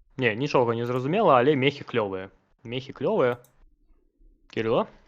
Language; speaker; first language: Belarusian; non-native, local second language; Russian